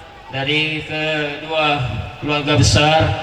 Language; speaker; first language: Malay; native; Malay